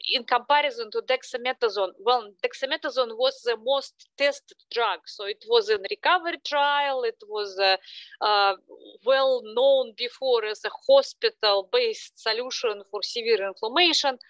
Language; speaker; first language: English; non-native, fluent; Russian